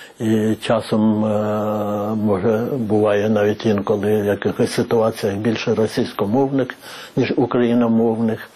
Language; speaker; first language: Ukrainian; native; Ukrainian